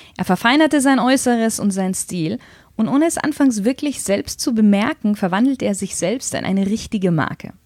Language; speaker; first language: German; native; German